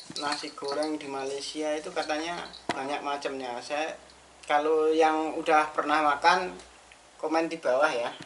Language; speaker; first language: Indonesian; native; Indonesian